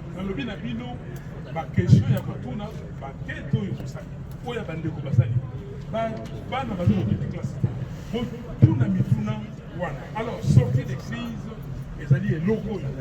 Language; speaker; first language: Lingala; native; Lingala